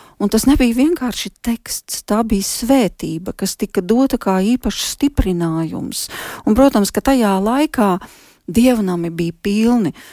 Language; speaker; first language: Latvian; native; Latvian